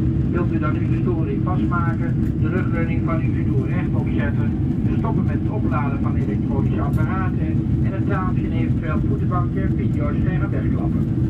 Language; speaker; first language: Dutch; native; Dutch